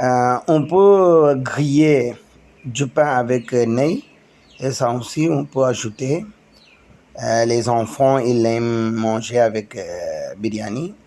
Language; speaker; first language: French; non-native, learner; Tamil